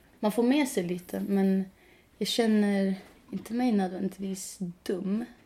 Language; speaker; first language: Swedish; native; Swedish